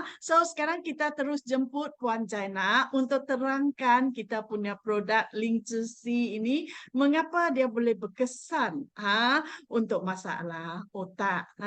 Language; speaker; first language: Malay; non-native, local second language; Chinese